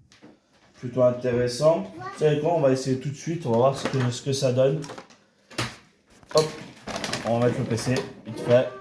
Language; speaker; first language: French; native; French